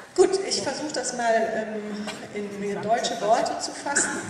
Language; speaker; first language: German; native; German